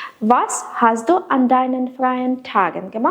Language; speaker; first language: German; non-native, fluent; Ukrainian